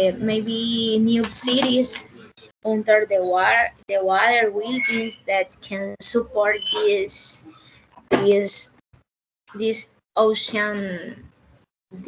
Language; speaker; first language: English; non-native, learner; Spanish